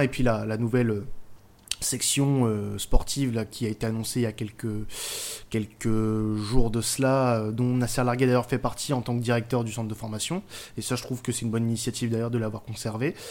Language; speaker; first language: French; native; French